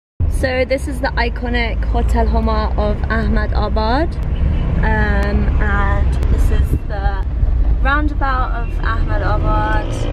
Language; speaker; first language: English; early bilingual, other home language; Persian